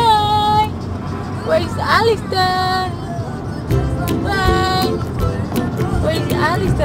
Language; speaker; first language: English; non-native, learner; Indonesian